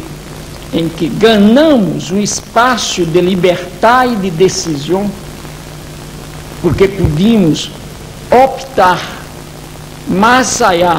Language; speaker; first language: Spanish; non-native, fluent; Portuguese